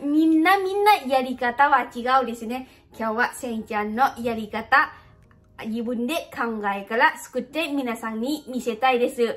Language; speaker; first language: Japanese; non-native, learner; Lao